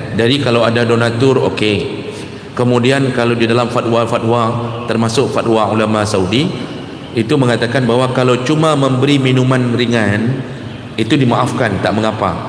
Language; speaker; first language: Malay; non-native, local second language; Achinese